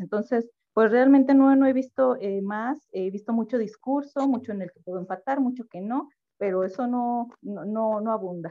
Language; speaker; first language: Spanish; native; Spanish